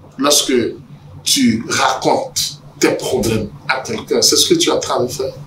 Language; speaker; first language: French; non-native, local second language; Yoruba